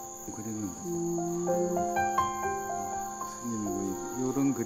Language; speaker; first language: Korean; native; Korean